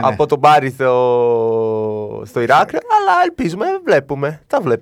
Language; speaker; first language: Greek; non-native, learner; Italian